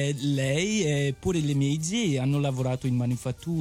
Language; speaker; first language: Italian; native; Italian